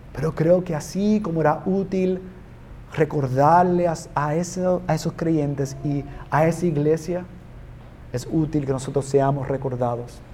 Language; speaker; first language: Spanish; non-native, fluent; English